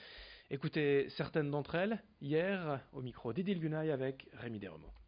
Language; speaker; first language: French; native; French